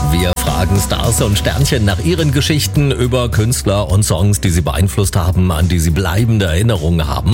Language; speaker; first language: German; native; German